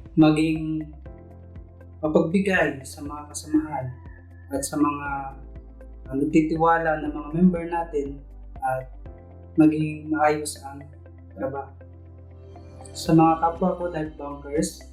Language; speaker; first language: Filipino; native; Filipino